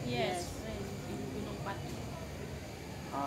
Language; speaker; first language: English; non-native, learner; Indonesian